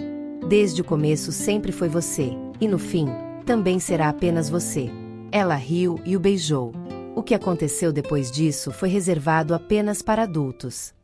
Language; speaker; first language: Portuguese; native; Portuguese